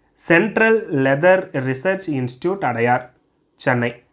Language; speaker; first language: English; non-native, local second language; Tamil